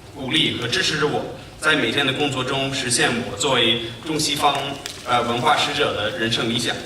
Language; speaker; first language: Chinese; non-native, fluent; English